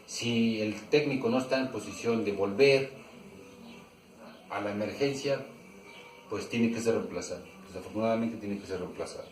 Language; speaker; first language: Spanish; native; Spanish